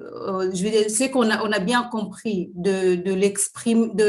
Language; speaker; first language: French; non-native, fluent; Swahili